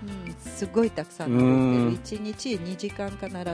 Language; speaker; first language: Japanese; non-native, fluent; Russian